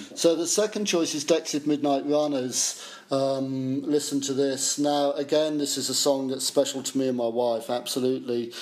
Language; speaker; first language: English; native; English